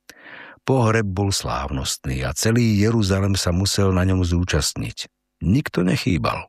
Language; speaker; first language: Slovak; native; Slovak